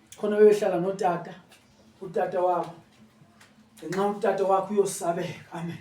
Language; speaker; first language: Zulu; non-native, local second language; Xhosa